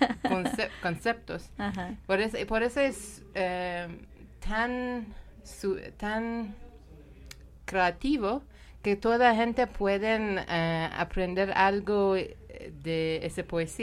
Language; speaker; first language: Spanish; non-native, learner; Persian